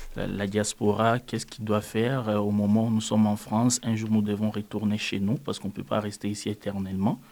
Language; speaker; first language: French; non-native, local second language; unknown